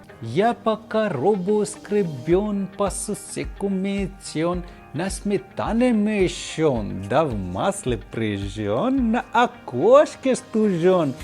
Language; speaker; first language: Russian; non-native, fluent; Hindi